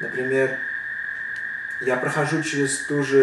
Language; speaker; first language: Russian; early bilingual, heritage; Russian